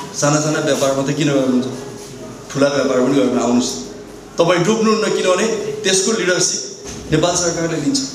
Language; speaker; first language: Nepali; native; Nepali